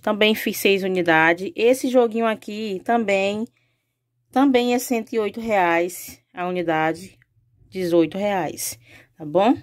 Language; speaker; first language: Portuguese; native; Portuguese